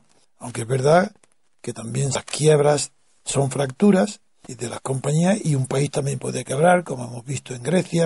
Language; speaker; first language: Spanish; native; Spanish